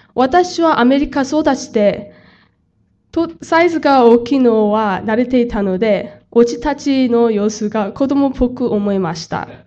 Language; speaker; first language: Japanese; non-native, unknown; Korean